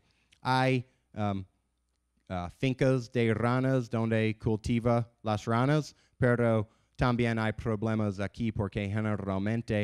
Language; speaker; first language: Spanish; non-native, learner; English